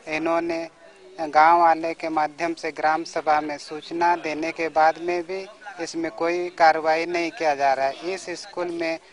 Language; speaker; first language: Hindi; native; Hindi